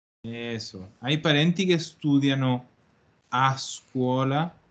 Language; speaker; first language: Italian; non-native, fluent; Spanish